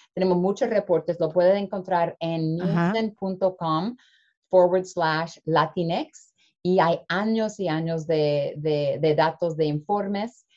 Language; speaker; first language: Spanish; early bilingual, heritage; Spanish